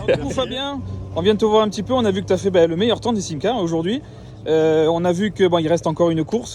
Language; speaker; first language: French; native; French